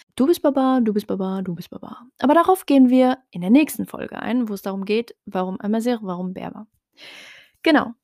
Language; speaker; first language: German; early bilingual, other home language; Riffian